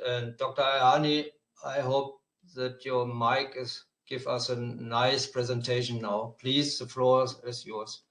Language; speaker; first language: English; non-native, fluent; German